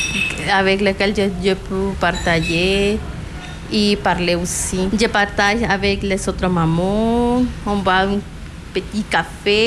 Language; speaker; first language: French; non-native, learner; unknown